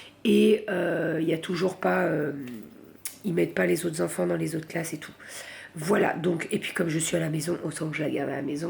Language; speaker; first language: French; native; French